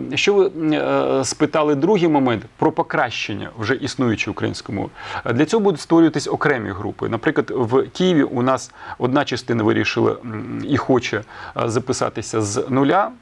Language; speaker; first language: Ukrainian; non-native, local second language; Russian